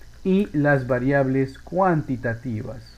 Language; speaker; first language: Spanish; native; Spanish